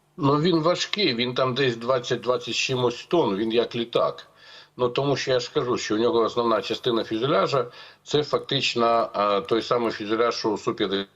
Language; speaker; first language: Ukrainian; non-native, local second language; Russian